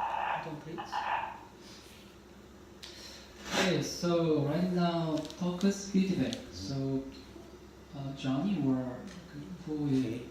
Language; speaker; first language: English; non-native, learner; Korean